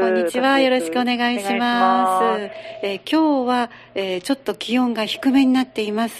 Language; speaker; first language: Japanese; native; Japanese